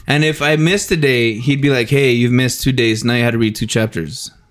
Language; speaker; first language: English; early bilingual, other home language; Spanish